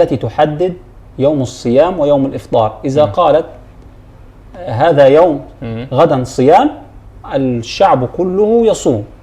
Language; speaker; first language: Arabic; native; Arabic